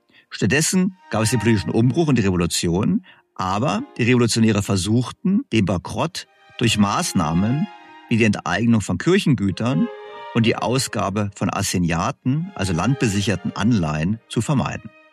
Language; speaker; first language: German; native; German